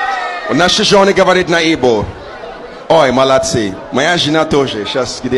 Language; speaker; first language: Russian; non-native, fluent; Igbo